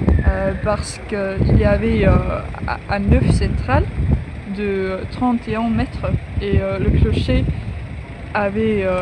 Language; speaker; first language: French; non-native, learner; Estonian